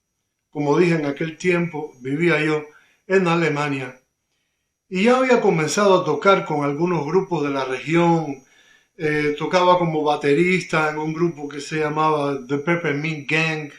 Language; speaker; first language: Spanish; native; Spanish